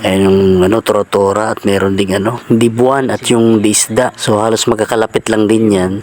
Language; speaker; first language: Filipino; non-native, local second language; Bikol